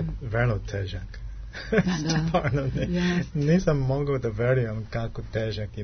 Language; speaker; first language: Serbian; non-native, learner; English